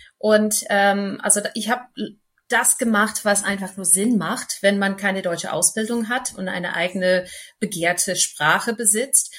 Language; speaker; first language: German; non-native, fluent; English